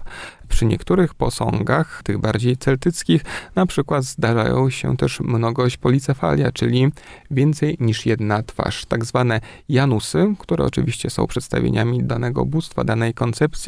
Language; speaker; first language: Polish; native; Polish